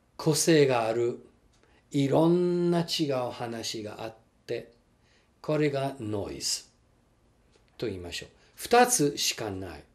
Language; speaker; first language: Japanese; non-native, fluent; English